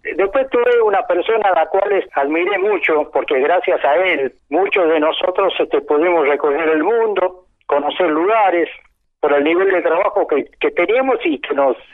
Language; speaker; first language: Spanish; native; Spanish